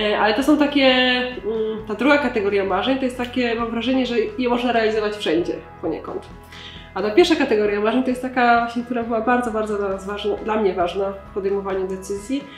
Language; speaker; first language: Polish; native; Polish